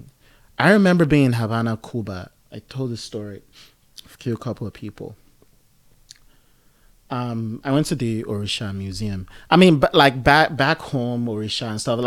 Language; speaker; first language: English; non-native, local second language; Yoruba